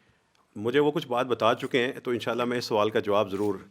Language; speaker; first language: Urdu; native; Urdu